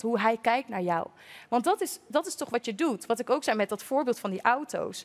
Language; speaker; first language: Dutch; native; Dutch